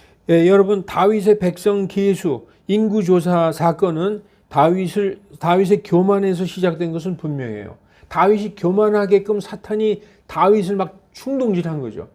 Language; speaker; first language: Korean; native; Korean